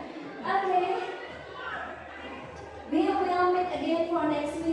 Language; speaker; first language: English; non-native, learner; Indonesian